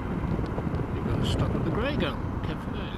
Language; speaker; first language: English; native; English